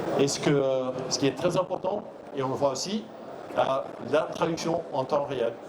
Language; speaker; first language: French; non-native, local second language; Dutch